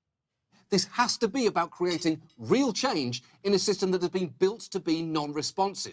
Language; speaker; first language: English; native; English